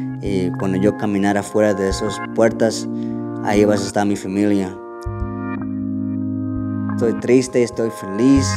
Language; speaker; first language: Spanish; early bilingual, heritage; Spanish